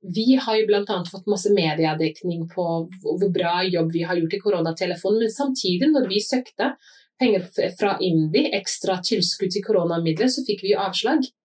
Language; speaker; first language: Norwegian; early bilingual, other home language; Somali